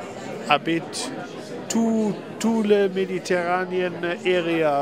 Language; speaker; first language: French; non-native, learner; German